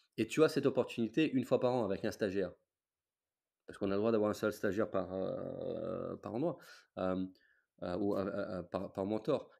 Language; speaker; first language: French; non-native, fluent; English